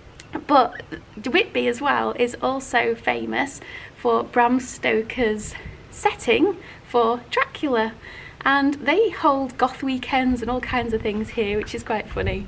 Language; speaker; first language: English; native; English